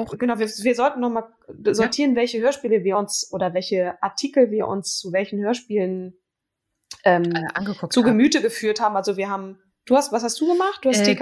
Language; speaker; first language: German; native; German